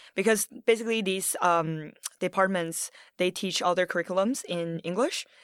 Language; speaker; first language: English; early bilingual, other home language; Chinese